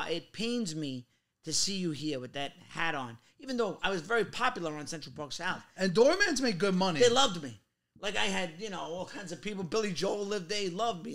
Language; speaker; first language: English; native; English